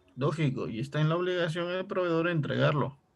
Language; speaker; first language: Spanish; native; Spanish